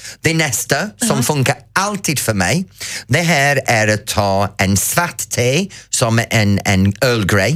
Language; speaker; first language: Swedish; non-native, fluent; English